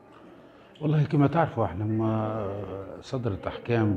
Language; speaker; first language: Arabic; native; Arabic